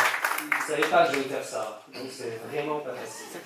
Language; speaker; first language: French; native; French